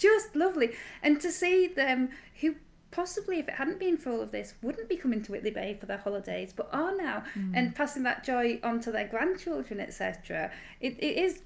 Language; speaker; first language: English; native; English